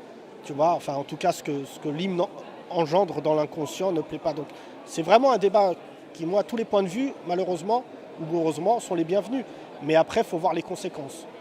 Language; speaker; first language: French; native; French